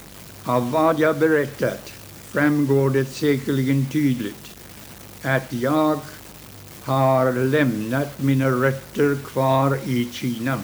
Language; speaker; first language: Swedish; early bilingual, heritage; Swedish